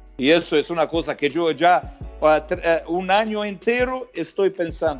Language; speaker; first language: Spanish; non-native, fluent; Croatian